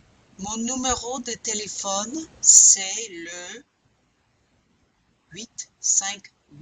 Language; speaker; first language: French; non-native, fluent; English